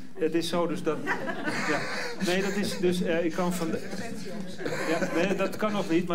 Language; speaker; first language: Dutch; native; Dutch